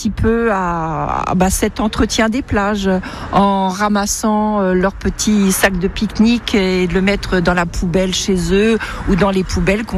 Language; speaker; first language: French; native; French